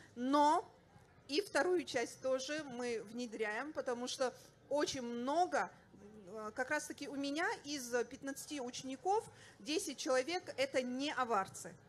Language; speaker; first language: Russian; non-native, local second language; Avaric